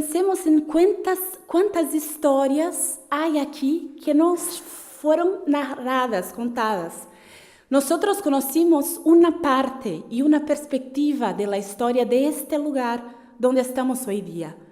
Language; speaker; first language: Spanish; non-native, fluent; Portuguese